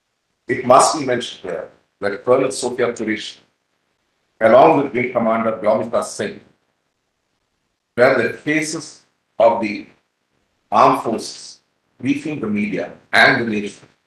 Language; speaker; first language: English; non-native, local second language; Hindi